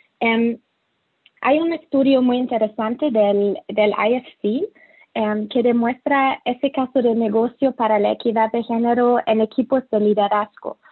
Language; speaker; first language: Spanish; non-native, fluent; German